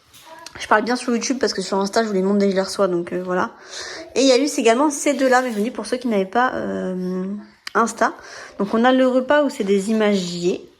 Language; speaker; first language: French; native; French